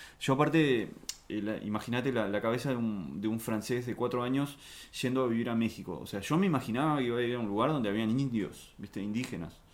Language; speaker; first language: Spanish; early bilingual, other home language; French